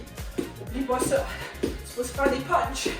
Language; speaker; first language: French; native; French